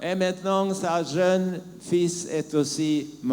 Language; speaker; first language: French; non-native, learner; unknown